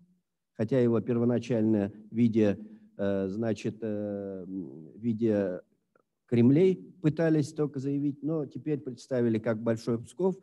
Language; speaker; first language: Russian; native; Russian